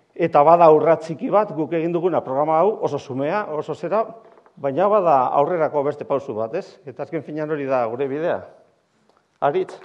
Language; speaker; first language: Basque; non-native, local second language; Spanish